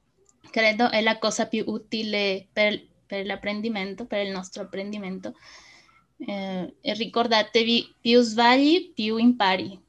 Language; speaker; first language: Italian; non-native, fluent; Spanish